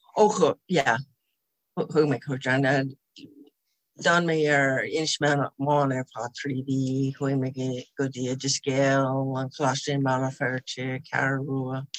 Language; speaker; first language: Irish; non-native, learner; English